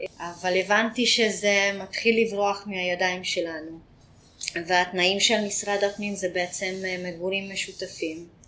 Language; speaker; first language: Hebrew; non-native, fluent; Hungarian